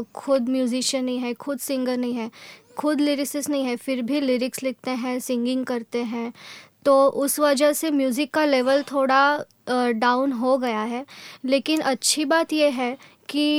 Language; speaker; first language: Hindi; non-native, local second language; Gujarati